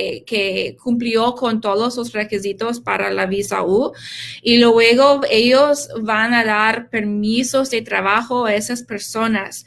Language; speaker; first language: Spanish; early bilingual, heritage; English